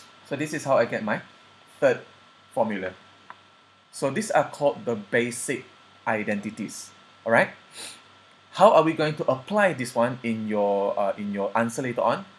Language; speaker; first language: English; non-native, local second language; Chinese